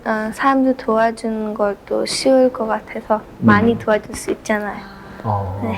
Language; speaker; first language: Korean; early bilingual, heritage; Korean